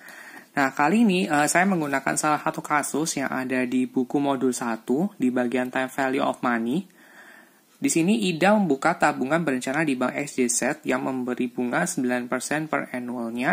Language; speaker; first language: Indonesian; native; Indonesian